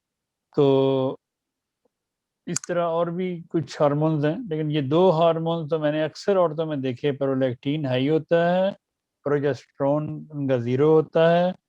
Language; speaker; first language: Urdu; native; Urdu